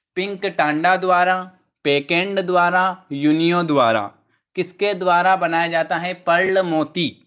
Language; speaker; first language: Hindi; native; Hindi